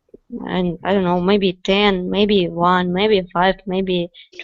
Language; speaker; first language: English; non-native, learner; Russian